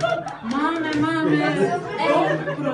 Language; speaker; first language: Czech; non-native, learner; Turkish